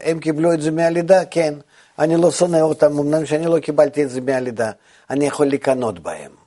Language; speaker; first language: Hebrew; non-native, fluent; Russian